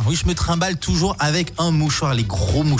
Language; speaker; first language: French; non-native, local second language; Morisyen